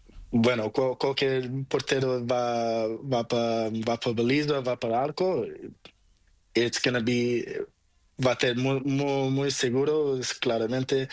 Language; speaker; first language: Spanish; non-native, learner; Portuguese